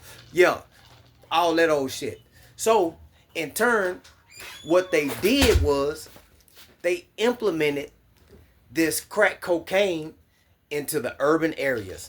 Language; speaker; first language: English; native; English